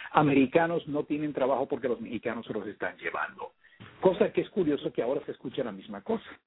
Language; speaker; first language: Spanish; early bilingual, heritage; Spanish